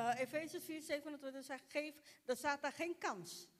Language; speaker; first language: Dutch; non-native, local second language; Papiamento